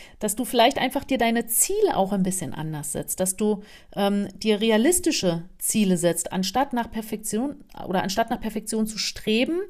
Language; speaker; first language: German; native; German